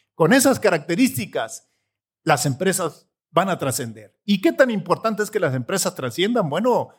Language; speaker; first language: Spanish; native; Spanish